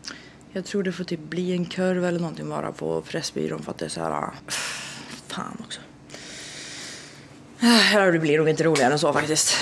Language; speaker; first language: Swedish; native; Swedish